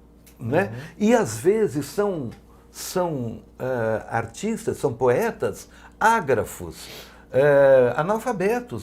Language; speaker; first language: Portuguese; native; Portuguese